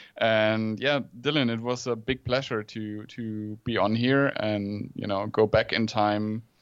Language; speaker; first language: English; non-native, fluent; German